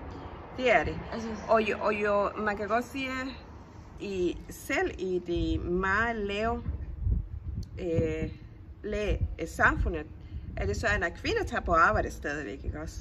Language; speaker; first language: Danish; non-native, fluent; Spanish